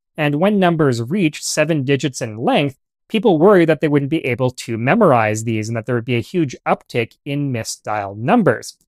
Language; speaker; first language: English; native; English